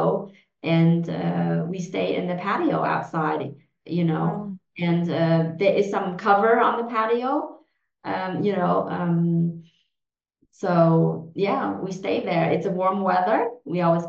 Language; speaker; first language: English; early bilingual, other home language; Vietnamese